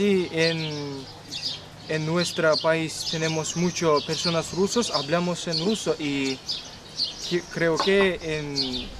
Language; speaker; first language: Spanish; non-native, learner; Kyrgyz